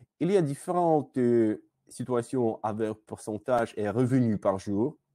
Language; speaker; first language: French; non-native, learner; Russian